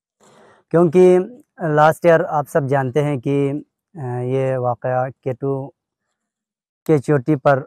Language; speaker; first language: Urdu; non-native, local second language; Balti